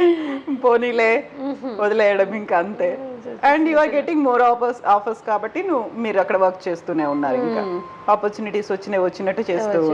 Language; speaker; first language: Telugu; native; Telugu